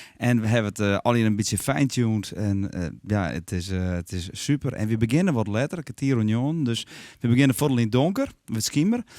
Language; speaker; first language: Dutch; non-native, local second language; Western Frisian